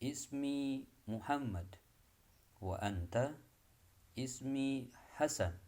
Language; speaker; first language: Arabic; non-native, fluent; Indonesian